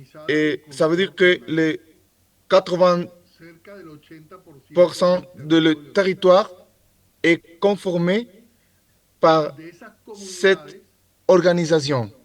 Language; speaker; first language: French; non-native, learner; Spanish